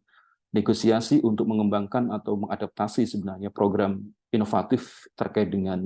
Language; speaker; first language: Indonesian; native; Indonesian